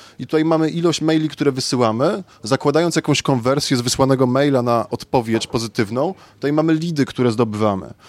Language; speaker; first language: Polish; native; Polish